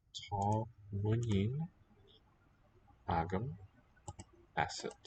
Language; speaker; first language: Irish; non-native, learner; English